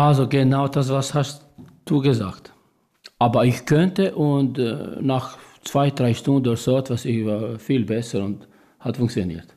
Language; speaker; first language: German; non-native, learner; Albanian